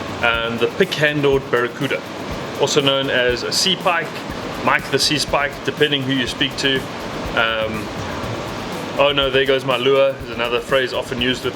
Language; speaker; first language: English; native; English